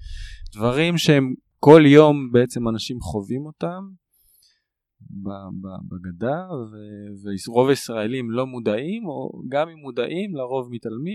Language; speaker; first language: Hebrew; native; Hebrew